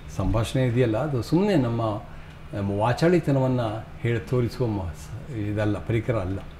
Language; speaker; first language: Kannada; native; Kannada